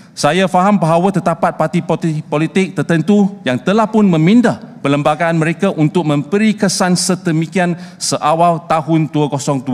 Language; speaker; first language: Malay; non-native, local second language; Chinese